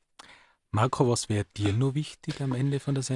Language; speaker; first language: German; native; German